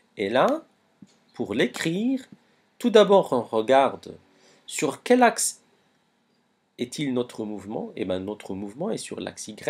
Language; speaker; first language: French; non-native, local second language; Arabic